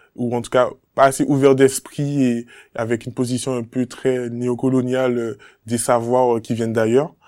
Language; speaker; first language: French; native; French